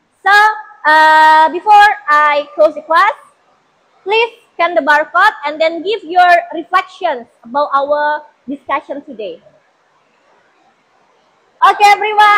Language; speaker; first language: English; non-native, fluent; Indonesian